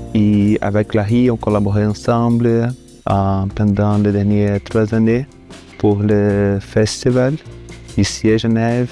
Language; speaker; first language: French; non-native, fluent; Portuguese